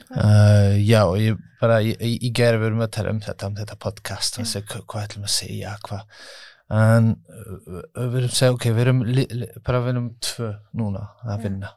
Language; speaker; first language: Icelandic; non-native, learner; French